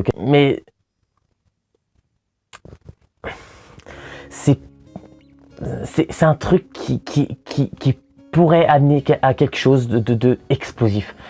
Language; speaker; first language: French; native; French